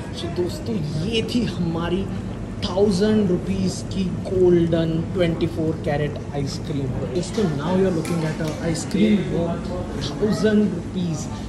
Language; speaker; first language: Hindi; native; Hindi